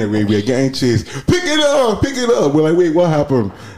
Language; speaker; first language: English; non-native, local second language; Yoruba